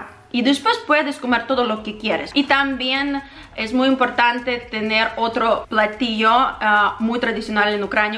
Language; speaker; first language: Spanish; non-native, fluent; Ukrainian